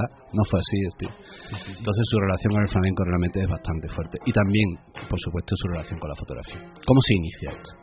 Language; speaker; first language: Spanish; native; Spanish